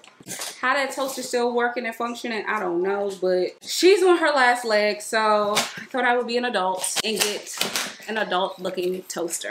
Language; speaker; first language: English; native; English